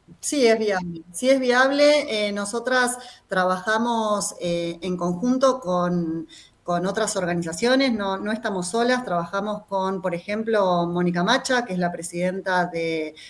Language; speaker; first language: Spanish; native; Spanish